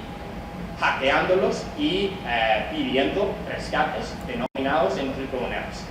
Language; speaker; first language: Spanish; non-native, fluent; English